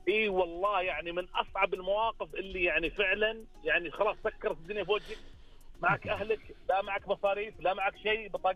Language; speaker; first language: Arabic; native; Arabic